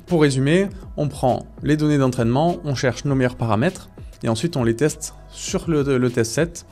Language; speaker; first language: French; native; French